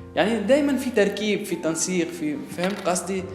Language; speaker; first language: Arabic; native; Arabic